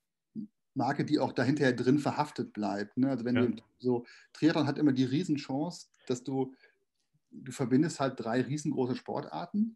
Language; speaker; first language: German; native; German